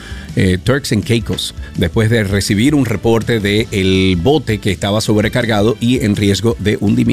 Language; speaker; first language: Spanish; native; Spanish